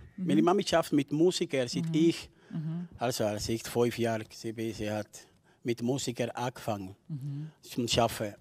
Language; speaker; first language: German; non-native, fluent; Spanish